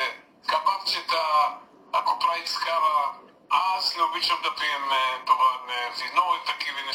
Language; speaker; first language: Bulgarian; early bilingual, heritage; Bulgarian